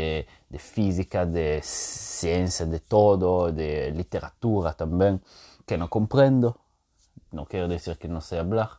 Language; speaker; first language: Spanish; non-native, fluent; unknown